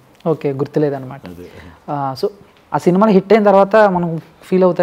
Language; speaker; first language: Telugu; native; Telugu